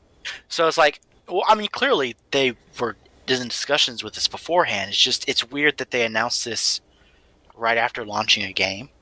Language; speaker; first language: English; native; English